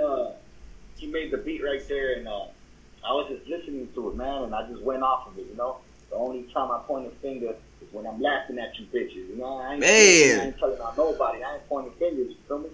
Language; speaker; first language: English; early bilingual, other home language; Spanish